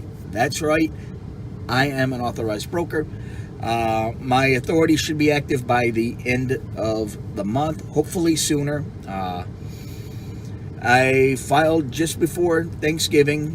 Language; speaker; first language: English; native; English